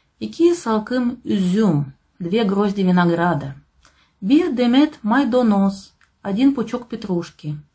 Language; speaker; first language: Russian; native; Russian